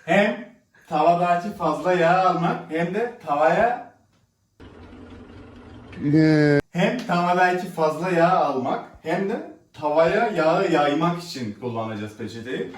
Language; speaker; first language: Turkish; native; Turkish